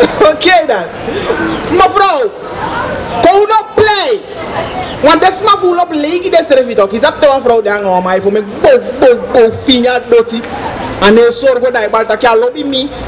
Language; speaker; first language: Dutch; non-native, local second language; Sranan Tongo